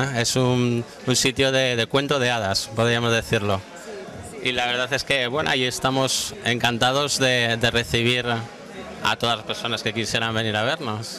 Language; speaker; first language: Spanish; native; Spanish